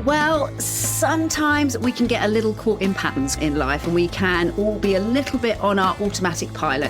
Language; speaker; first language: English; native; English